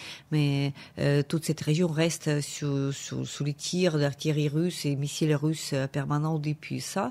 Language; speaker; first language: French; non-native, fluent; Ukrainian